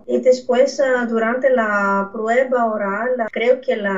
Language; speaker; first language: Spanish; non-native, fluent; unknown